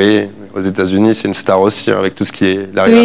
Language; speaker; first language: French; native; French